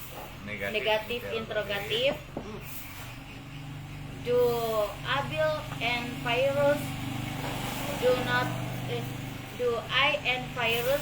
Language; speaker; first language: English; non-native, learner; Indonesian